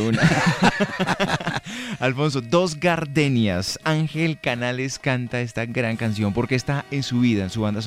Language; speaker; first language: Spanish; native; Spanish